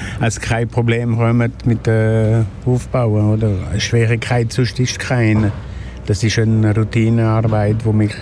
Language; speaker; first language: German; non-native, local second language; French